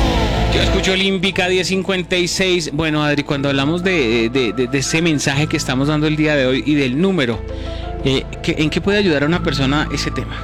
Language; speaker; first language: Spanish; native; Spanish